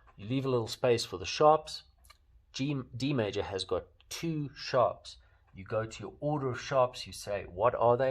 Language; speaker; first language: English; native; English